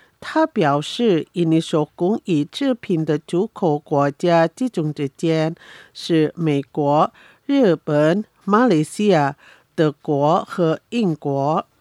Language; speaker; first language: Chinese; early bilingual, heritage; Chinese